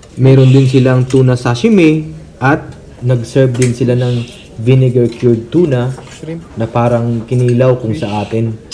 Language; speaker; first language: Filipino; non-native, local second language; Cebuano